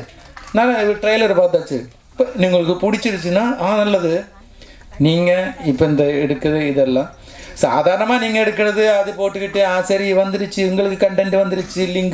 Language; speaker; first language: Tamil; non-native, local second language; Malayalam